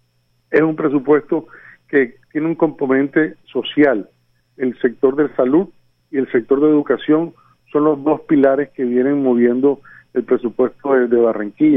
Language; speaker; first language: Spanish; native; Spanish